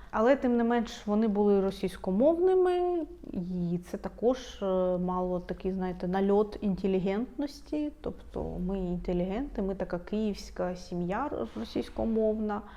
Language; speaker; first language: Ukrainian; non-native, local second language; Russian